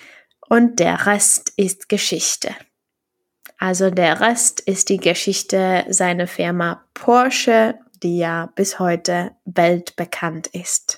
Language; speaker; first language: German; non-native, fluent; Czech